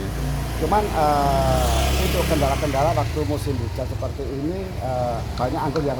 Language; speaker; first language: Indonesian; non-native, local second language; Javanese